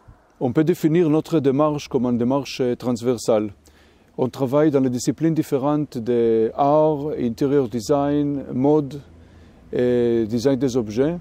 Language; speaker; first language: French; non-native, fluent; Hebrew